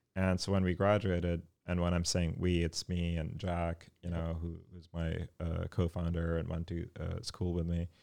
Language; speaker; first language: English; non-native, local second language; Urdu